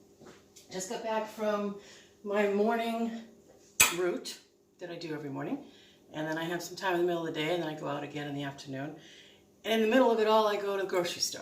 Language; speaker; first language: English; native; English